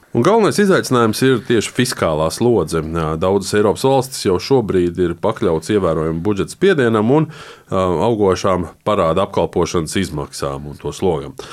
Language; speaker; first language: Latvian; native; Latvian